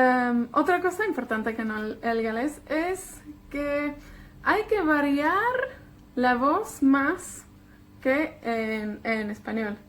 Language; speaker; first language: Spanish; non-native, fluent; Welsh